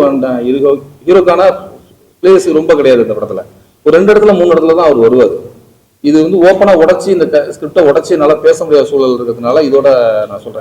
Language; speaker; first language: Tamil; native; Tamil